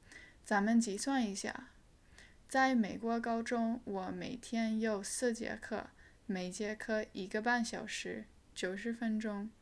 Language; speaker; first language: Chinese; early bilingual, heritage; English